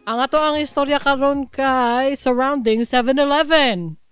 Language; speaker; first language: Filipino; non-native, local second language; Cebuano